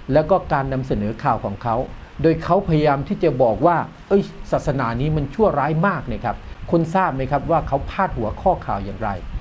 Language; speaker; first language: Thai; non-native, local second language; Malay